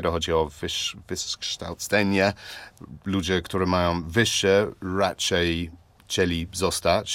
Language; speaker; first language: Polish; non-native, learner; English